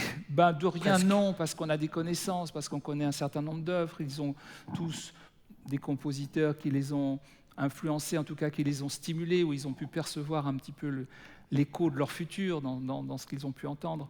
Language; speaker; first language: French; native; French